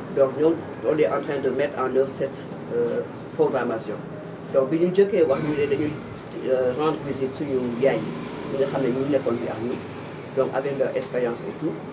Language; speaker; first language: Wolof; native; Wolof